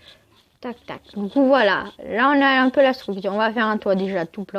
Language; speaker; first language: French; native; French